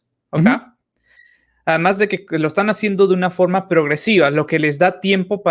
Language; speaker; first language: Spanish; native; Spanish